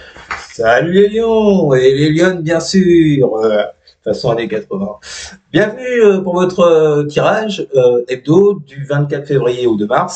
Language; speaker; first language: French; native; French